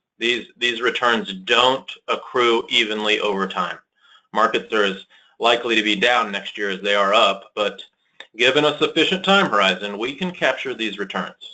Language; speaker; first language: English; native; English